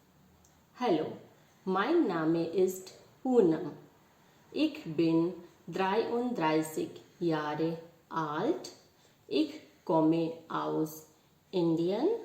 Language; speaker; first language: German; non-native, learner; Hindi